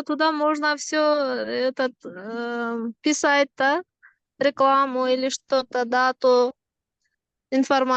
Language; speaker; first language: Russian; non-native, local second language; Kyrgyz